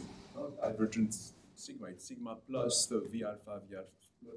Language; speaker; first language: English; non-native, fluent; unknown